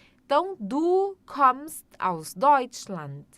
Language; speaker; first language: German; non-native, fluent; Portuguese